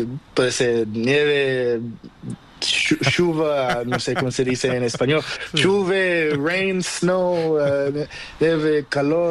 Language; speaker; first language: Spanish; non-native, local second language; Portuguese